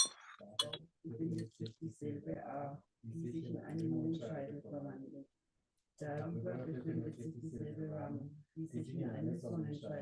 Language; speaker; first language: German; native; German